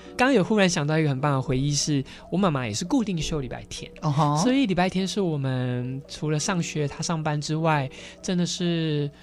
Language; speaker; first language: Chinese; native; Chinese